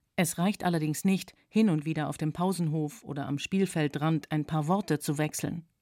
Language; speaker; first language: German; native; German